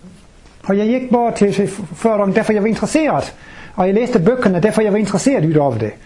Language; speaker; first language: Swedish; non-native, fluent; Danish